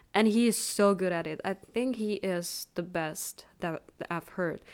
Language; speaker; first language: English; non-native, fluent; Chinese